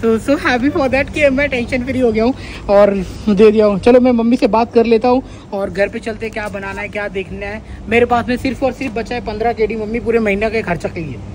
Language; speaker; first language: Hindi; native; Hindi